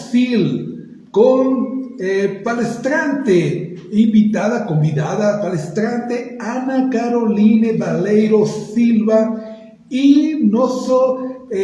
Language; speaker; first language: Portuguese; non-native, learner; Spanish